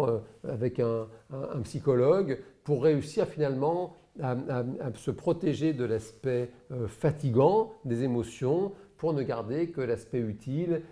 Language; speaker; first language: French; native; French